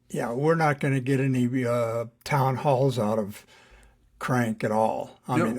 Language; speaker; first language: English; native; English